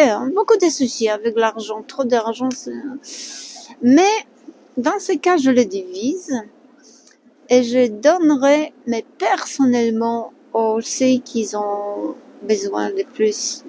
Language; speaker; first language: French; non-native, learner; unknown